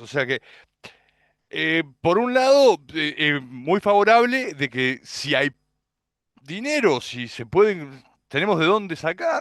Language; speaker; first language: Spanish; native; Spanish